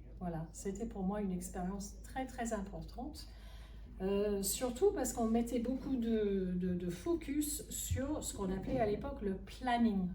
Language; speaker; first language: French; non-native, fluent; English